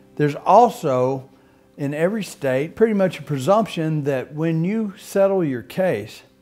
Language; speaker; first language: English; native; English